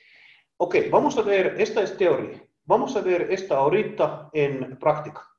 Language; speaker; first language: Spanish; non-native, learner; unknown